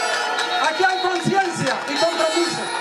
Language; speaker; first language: Spanish; native; Spanish